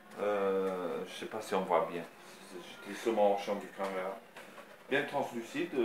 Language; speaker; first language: French; non-native, fluent; English